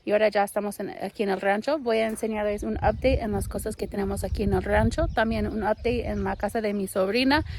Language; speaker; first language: Spanish; non-native, learner; English